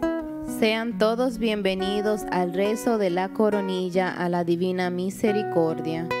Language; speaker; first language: Spanish; native; Spanish